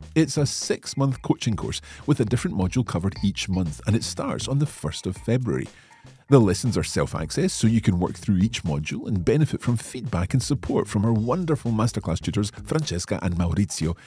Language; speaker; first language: English; native; English